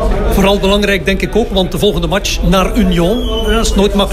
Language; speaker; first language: Dutch; native; Dutch